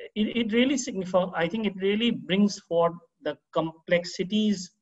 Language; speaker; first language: English; non-native, local second language; Manipuri